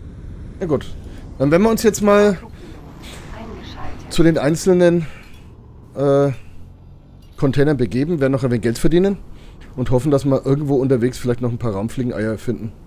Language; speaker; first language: German; native; German